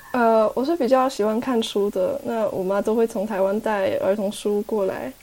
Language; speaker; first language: Chinese; early bilingual, heritage; Chinese